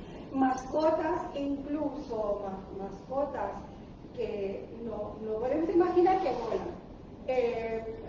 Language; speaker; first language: Spanish; non-native, learner; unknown